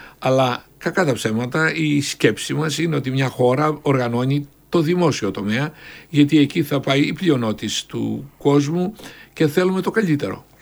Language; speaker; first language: Greek; native; Greek